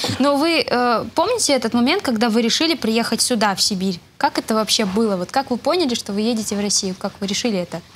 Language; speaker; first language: Russian; native; Russian